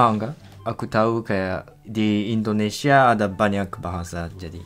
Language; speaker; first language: Indonesian; non-native, learner; Japanese